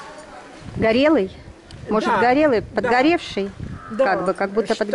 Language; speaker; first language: Russian; native; Russian